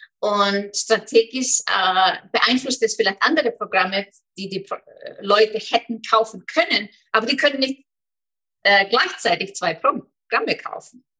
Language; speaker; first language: German; non-native, fluent; Icelandic